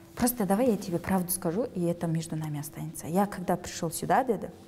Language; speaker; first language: Russian; non-native, local second language; Kazakh